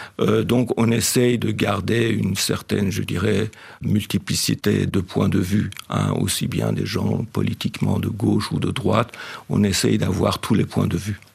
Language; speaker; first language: French; non-native, fluent; Persian